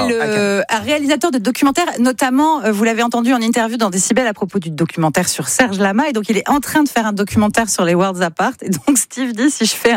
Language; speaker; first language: French; native; French